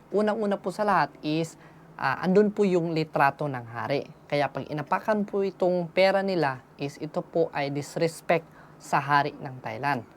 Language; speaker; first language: Filipino; non-native, local second language; Cebuano